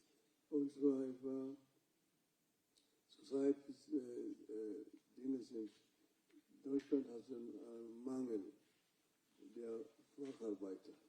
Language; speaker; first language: German; non-native, fluent; Luo (Kenya and Tanzania)